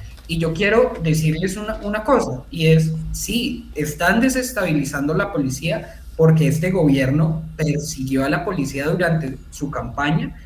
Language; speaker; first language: Spanish; native; Spanish